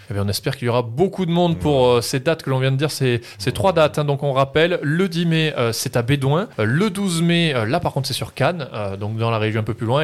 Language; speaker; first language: French; native; French